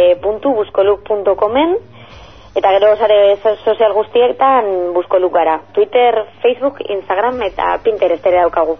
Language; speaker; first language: Basque; non-native, local second language; Spanish